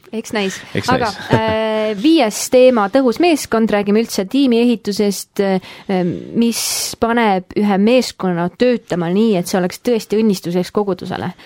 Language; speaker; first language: Estonian; early bilingual, heritage; Estonian